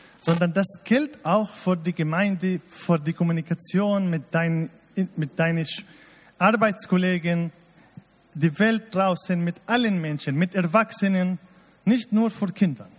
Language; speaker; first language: German; non-native, fluent; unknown